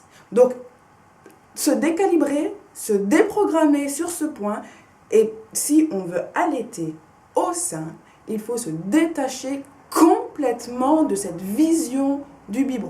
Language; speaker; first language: French; native; French